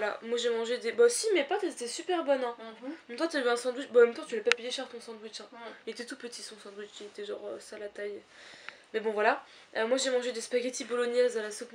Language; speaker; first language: French; native; French